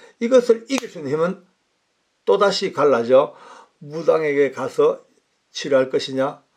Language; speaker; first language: Korean; native; Korean